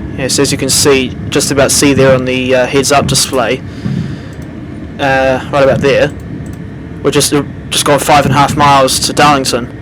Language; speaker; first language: English; native; English